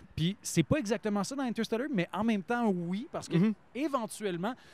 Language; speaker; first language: French; native; French